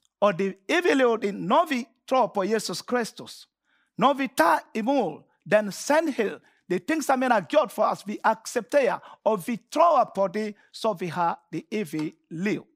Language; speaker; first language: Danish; non-native, fluent; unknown